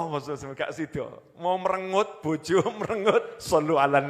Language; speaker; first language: Indonesian; native; Indonesian